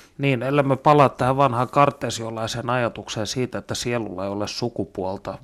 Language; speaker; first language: Finnish; native; Finnish